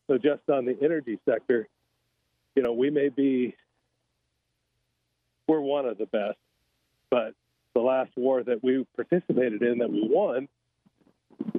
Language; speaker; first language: English; native; English